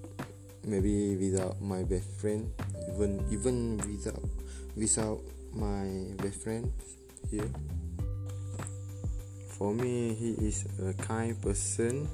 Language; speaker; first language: English; non-native, learner; Malay